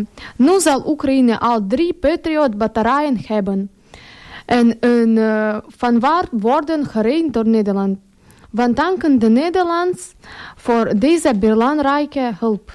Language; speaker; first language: Dutch; non-native, learner; Ukrainian